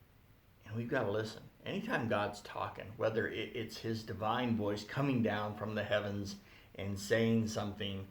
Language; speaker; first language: English; native; English